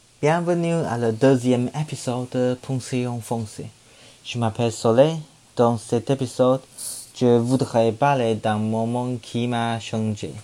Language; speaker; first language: French; non-native, learner; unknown